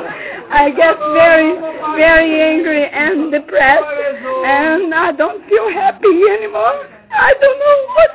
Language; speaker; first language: English; non-native, fluent; Dutch